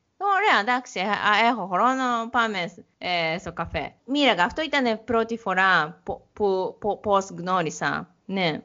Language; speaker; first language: Greek; non-native, learner; Japanese